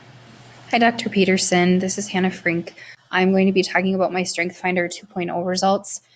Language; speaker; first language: English; native; English